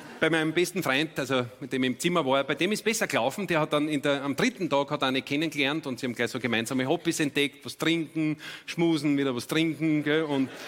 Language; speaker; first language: German; native; German